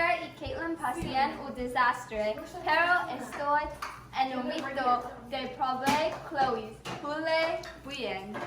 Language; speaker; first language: Spanish; non-native, learner; English